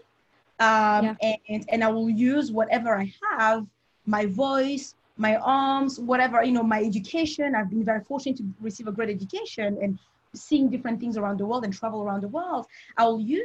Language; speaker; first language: English; non-native, local second language; French